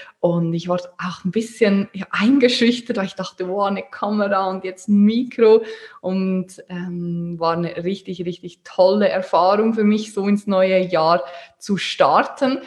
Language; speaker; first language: German; native; German